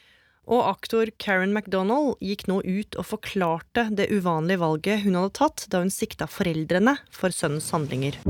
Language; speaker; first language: Norwegian; native; Norwegian